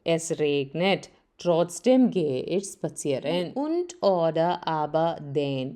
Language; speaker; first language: German; non-native, learner; Malayalam